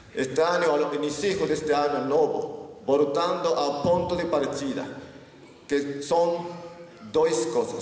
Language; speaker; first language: Spanish; non-native, learner; Japanese